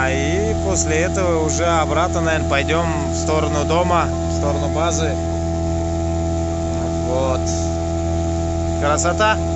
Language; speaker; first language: Russian; native; Russian